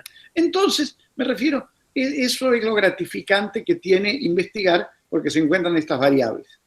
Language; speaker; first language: Spanish; native; Spanish